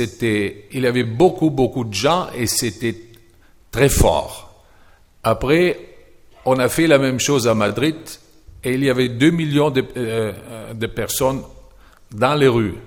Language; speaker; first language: French; non-native, fluent; German